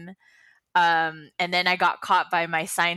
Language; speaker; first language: English; non-native, local second language; Filipino